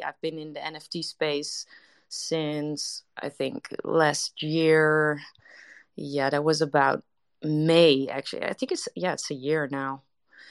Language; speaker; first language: English; non-native, fluent; Dutch